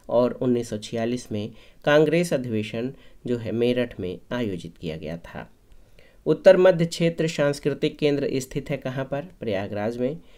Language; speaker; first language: Hindi; native; Hindi